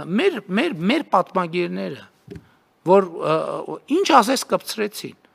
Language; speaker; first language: Armenian; native; Armenian